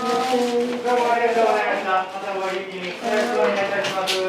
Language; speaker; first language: Japanese; native; Japanese